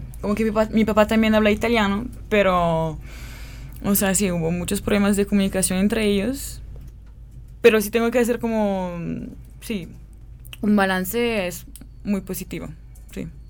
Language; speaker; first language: Spanish; non-native, fluent; French